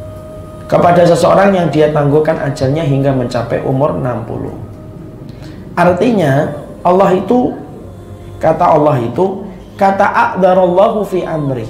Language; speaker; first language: Indonesian; native; Indonesian